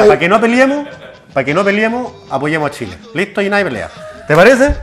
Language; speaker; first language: Spanish; native; Spanish